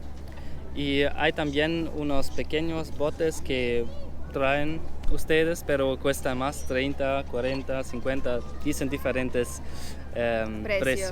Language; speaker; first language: Spanish; non-native, learner; German